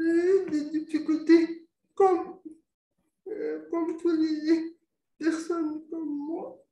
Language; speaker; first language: French; non-native, local second language; Arabic